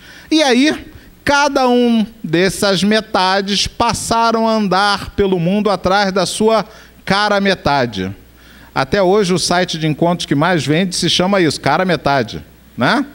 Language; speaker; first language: Portuguese; native; Portuguese